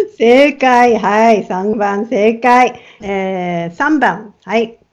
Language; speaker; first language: Japanese; native; Japanese